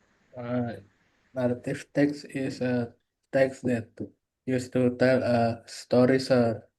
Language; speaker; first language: English; non-native, learner; Indonesian